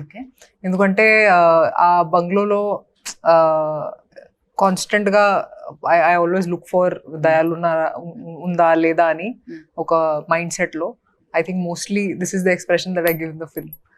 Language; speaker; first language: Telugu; non-native, fluent; Hindi